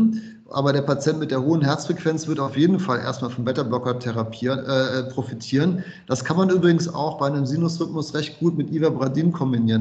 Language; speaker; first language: German; native; German